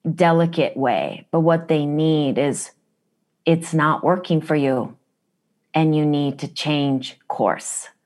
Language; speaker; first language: English; non-native, fluent; Japanese